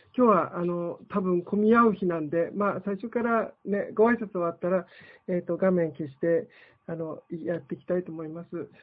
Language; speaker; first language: Japanese; native; Japanese